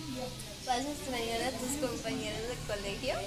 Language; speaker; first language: Spanish; native; Spanish